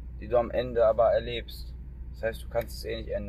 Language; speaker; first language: German; native; German